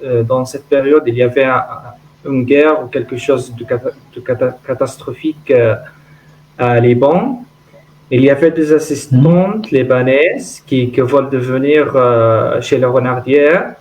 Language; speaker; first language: French; non-native, learner; Arabic